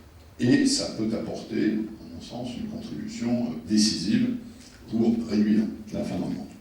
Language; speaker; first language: French; native; French